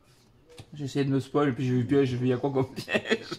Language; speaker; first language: French; native; French